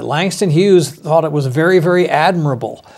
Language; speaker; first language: English; native; English